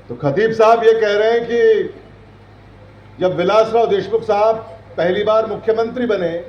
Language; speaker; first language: Hindi; non-native, local second language; Marathi